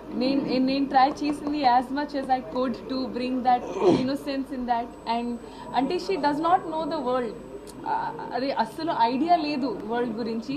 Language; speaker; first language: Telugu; non-native, local second language; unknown